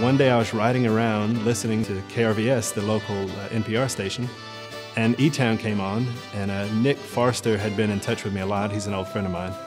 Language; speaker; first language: English; native; English